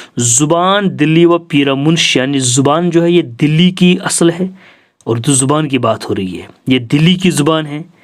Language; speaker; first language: Urdu; non-native, local second language; Kashmiri